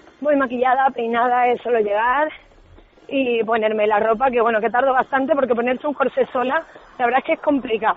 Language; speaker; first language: Spanish; native; Spanish